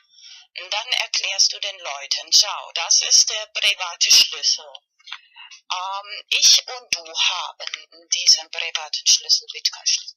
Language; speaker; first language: German; non-native, learner; Spanish